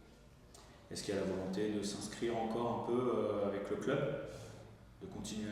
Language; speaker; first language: French; native; French